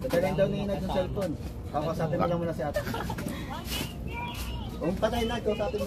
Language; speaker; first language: Filipino; native; Filipino